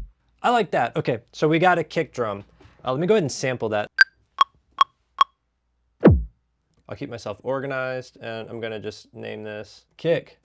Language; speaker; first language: English; native; English